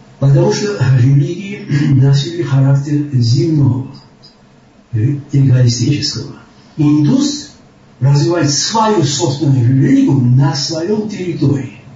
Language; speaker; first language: Russian; non-native, local second language; Georgian